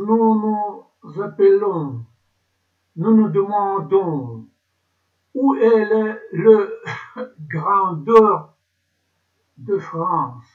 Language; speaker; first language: French; non-native, learner; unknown